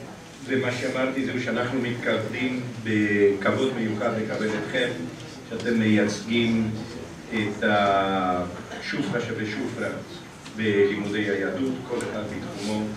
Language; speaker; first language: Hebrew; non-native, fluent; Spanish